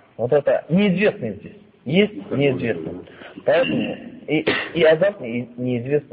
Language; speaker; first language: Russian; non-native, fluent; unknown